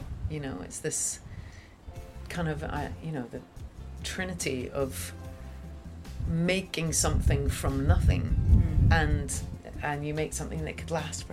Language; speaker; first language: English; native; English